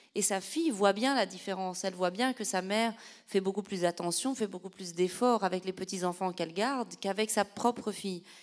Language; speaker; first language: French; native; French